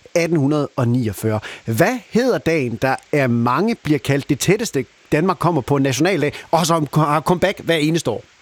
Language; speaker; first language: Danish; native; Danish